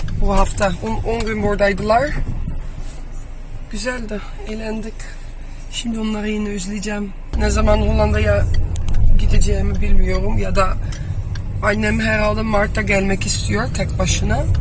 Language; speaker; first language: Turkish; non-native, fluent; Dutch